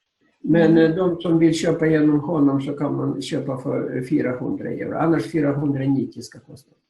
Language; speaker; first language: Swedish; non-native, learner; Russian